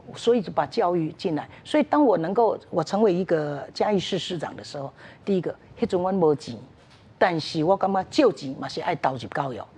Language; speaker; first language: Chinese; native; Chinese